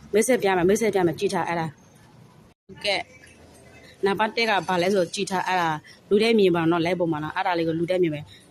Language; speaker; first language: Burmese; native; Burmese